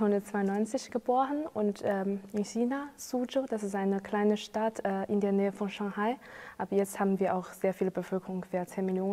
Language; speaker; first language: German; non-native, fluent; Chinese